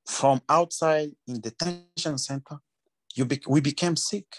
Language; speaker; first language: English; non-native, learner; French